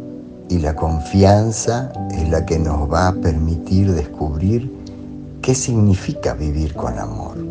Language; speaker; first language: Spanish; native; Spanish